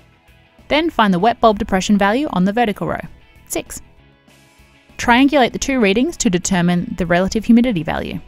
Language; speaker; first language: English; native; English